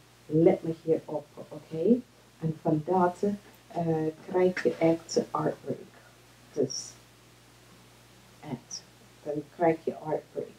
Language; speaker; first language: Dutch; non-native, fluent; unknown